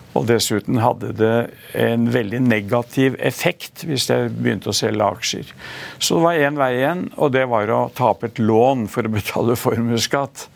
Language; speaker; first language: Norwegian; native; Norwegian